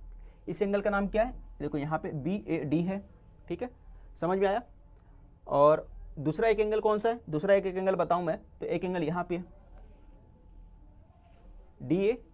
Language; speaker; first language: Hindi; native; Hindi